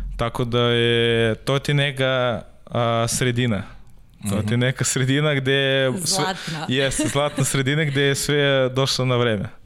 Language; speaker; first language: Serbian; non-native, learner; Russian